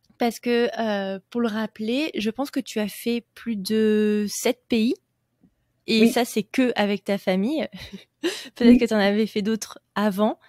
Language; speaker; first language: French; native; French